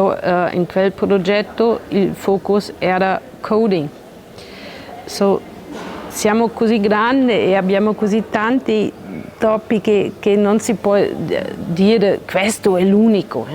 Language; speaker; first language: Italian; non-native, learner; German